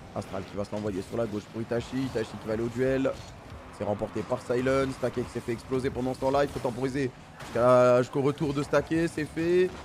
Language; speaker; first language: French; native; French